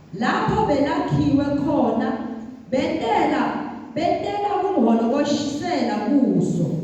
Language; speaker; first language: Zulu; non-native, local second language; Swati